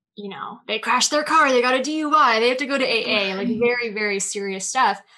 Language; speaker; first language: English; native; English